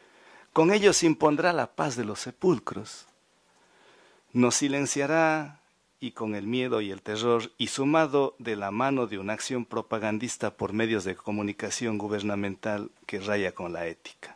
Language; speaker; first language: Spanish; native; Spanish